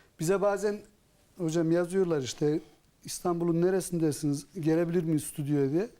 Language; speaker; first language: Turkish; native; Turkish